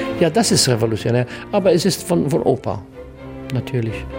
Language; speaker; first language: German; non-native, fluent; English